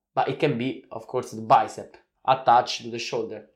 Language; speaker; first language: English; non-native, fluent; Italian